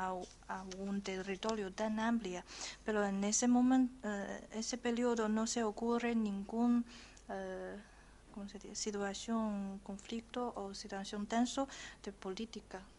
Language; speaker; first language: Spanish; non-native, learner; Chinese